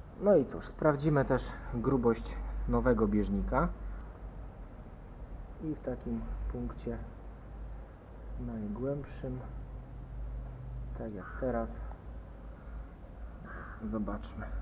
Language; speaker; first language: Polish; native; Polish